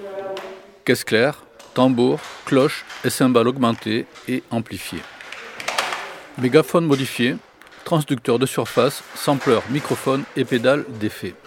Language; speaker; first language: French; native; French